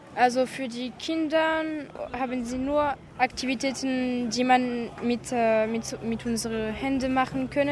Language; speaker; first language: German; non-native, learner; French